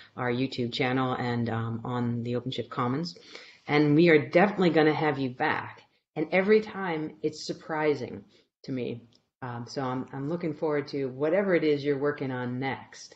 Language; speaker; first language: English; native; English